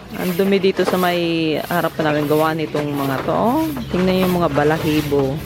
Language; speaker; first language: Filipino; non-native, local second language; Bikol